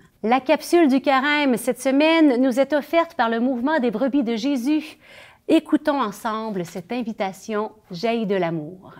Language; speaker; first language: French; native; French